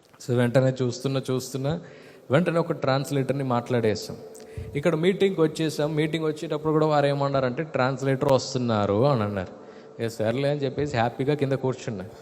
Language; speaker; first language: Telugu; non-native, fluent; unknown